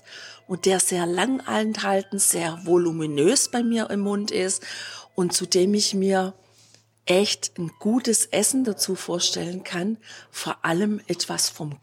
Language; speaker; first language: German; native; German